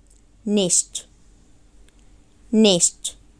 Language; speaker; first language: German; non-native, fluent; Arabic